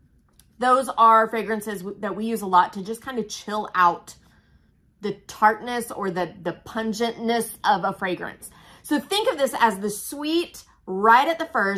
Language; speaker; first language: English; native; English